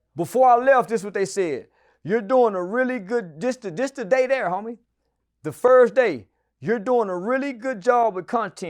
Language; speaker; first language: English; native; English